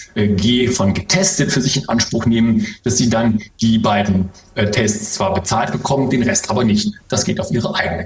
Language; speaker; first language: German; native; German